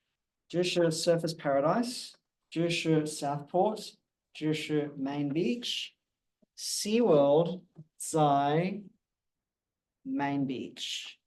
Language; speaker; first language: Chinese; non-native, fluent; English